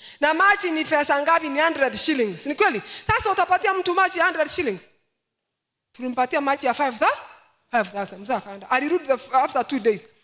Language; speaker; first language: Swahili; non-native, local second language; Gusii